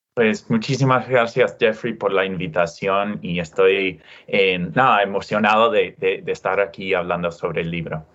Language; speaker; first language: Spanish; non-native, fluent; English